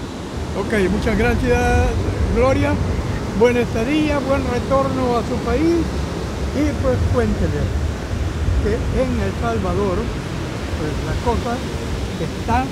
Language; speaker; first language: Spanish; native; Spanish